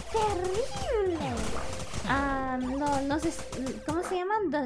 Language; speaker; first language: Spanish; early bilingual, heritage; Spanish